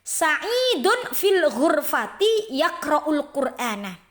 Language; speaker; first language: Arabic; non-native, fluent; Indonesian